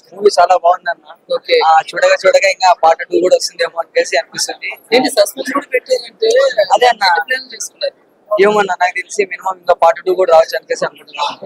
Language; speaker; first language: Telugu; native; Telugu